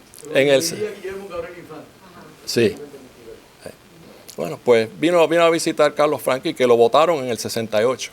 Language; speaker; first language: Spanish; native; Spanish